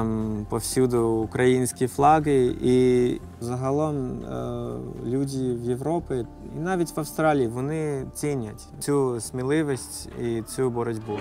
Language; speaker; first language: Ukrainian; non-native, fluent; English